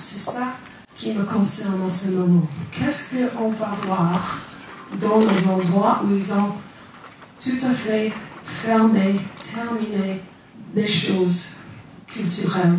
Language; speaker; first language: French; non-native, fluent; English